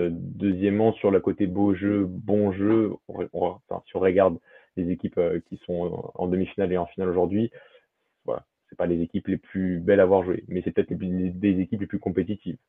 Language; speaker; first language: French; early bilingual, other home language; Portuguese